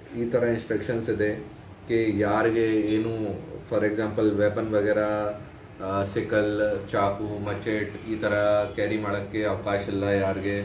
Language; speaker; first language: Kannada; non-native, learner; Hindi